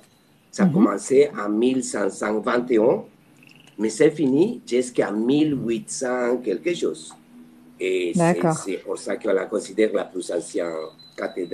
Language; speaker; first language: French; non-native, fluent; Spanish